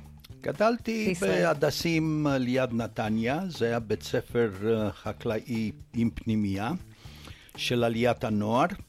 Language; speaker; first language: Hebrew; non-native, fluent; Romanian